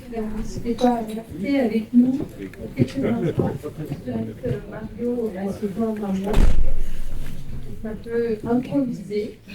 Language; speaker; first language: French; native; French